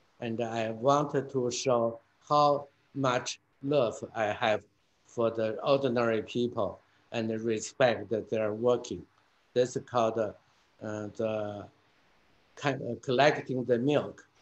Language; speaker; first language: English; non-native, fluent; Chinese